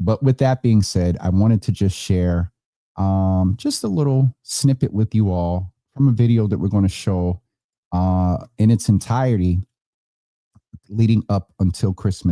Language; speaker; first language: English; native; English